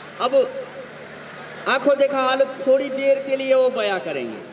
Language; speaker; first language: Hindi; non-native, local second language; Gujarati